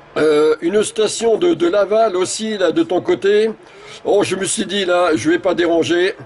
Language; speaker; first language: French; native; French